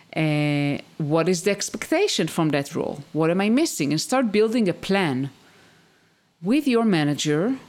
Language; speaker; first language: English; non-native, fluent; Hebrew